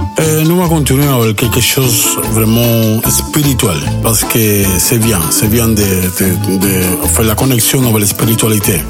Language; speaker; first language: French; non-native, learner; Spanish